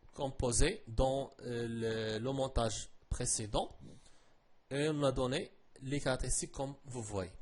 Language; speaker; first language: French; non-native, local second language; Arabic